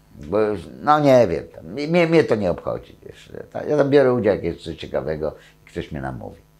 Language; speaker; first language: Polish; native; Polish